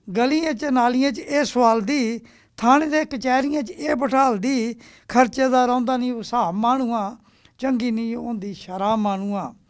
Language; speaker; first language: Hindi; non-native, local second language; Dogri